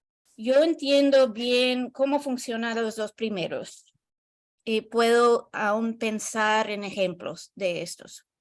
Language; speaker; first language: Spanish; non-native, learner; English